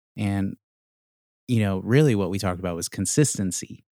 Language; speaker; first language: English; native; English